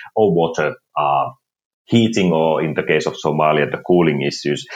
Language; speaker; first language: English; non-native, fluent; Finnish